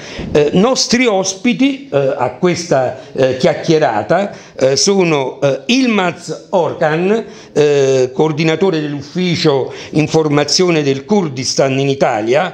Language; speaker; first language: Italian; native; Italian